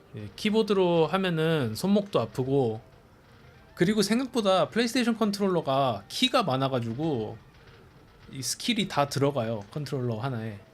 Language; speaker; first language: Korean; non-native, fluent; English